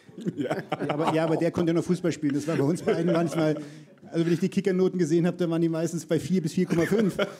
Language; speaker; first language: German; native; German